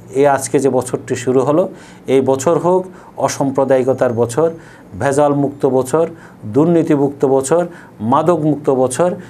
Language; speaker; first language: Bangla; native; Bangla